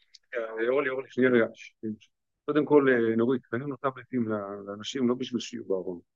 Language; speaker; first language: Hebrew; native; Hebrew